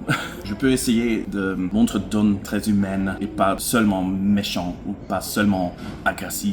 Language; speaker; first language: French; non-native, local second language; Dutch